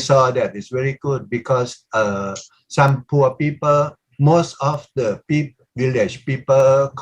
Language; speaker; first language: English; non-native, learner; Thai